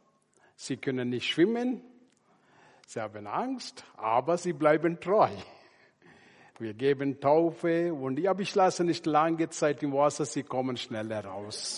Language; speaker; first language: German; non-native, learner; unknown